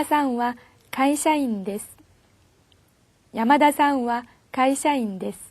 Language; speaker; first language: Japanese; non-native, fluent; Korean